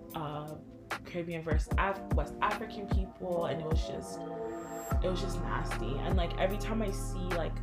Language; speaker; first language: English; early bilingual, other home language; Akan